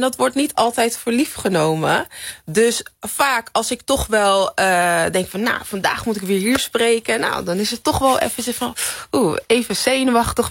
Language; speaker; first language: Dutch; native; Dutch